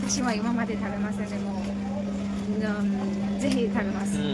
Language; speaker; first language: Japanese; non-native, learner; Marathi